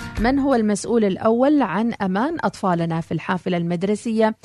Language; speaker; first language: Arabic; native; Arabic